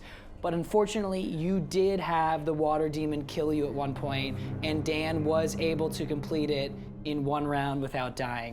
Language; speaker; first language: English; native; English